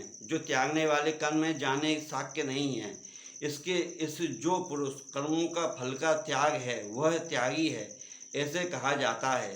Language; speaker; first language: Hindi; native; Hindi